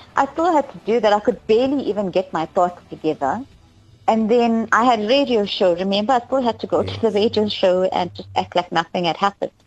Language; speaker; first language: English; native; English